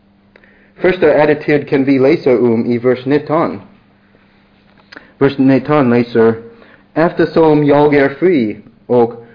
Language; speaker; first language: Swedish; non-native, learner; English